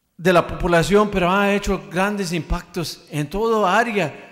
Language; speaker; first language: Spanish; early bilingual, heritage; Spanish